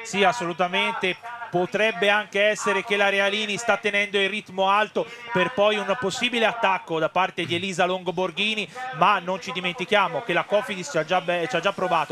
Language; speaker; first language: Italian; native; Italian